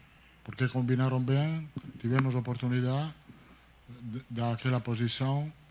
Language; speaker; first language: Portuguese; non-native, fluent; Italian